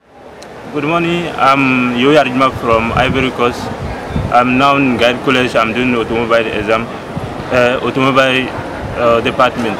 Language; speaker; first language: English; non-native, learner; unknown